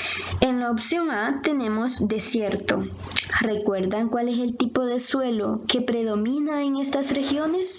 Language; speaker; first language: Spanish; native; Spanish